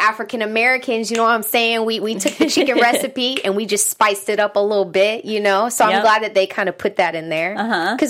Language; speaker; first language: English; native; English